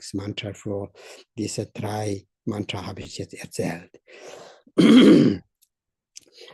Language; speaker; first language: German; non-native, learner; Tibetan